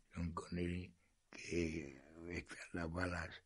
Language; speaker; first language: Spanish; native; Spanish